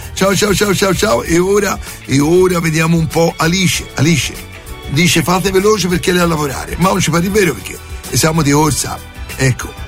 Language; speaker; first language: Italian; native; Italian